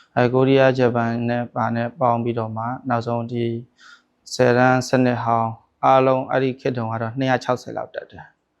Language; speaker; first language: Burmese; native; Burmese